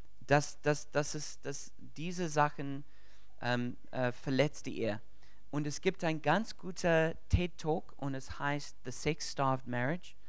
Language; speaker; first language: German; non-native, learner; English